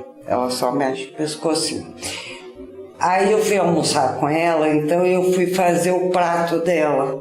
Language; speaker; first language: Portuguese; native; Portuguese